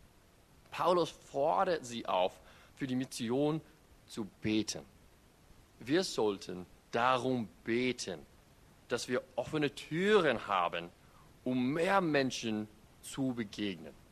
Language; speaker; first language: German; non-native, fluent; English